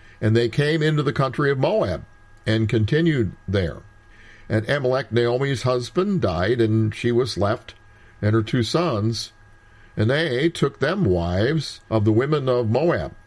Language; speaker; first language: English; native; English